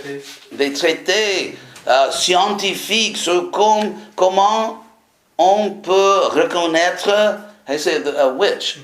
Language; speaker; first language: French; non-native, fluent; English